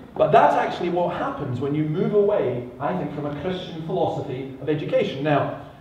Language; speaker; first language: English; native; English